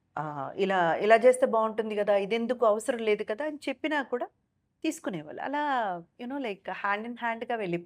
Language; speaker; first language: Telugu; native; Telugu